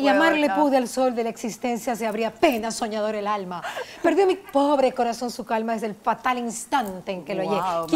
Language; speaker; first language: Spanish; native; Spanish